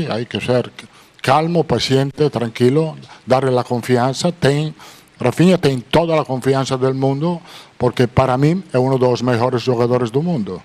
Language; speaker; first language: Portuguese; non-native, fluent; Italian